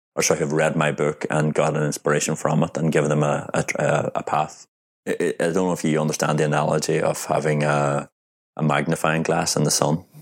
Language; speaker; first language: English; native; English